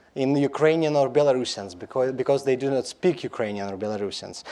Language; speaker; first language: English; non-native, fluent; Belarusian